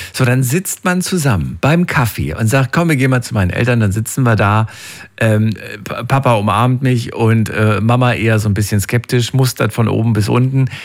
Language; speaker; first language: German; native; German